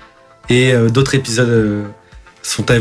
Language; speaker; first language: French; early bilingual, other home language; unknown